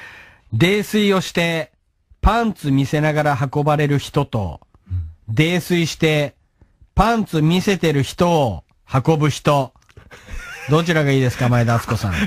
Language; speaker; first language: Japanese; native; Japanese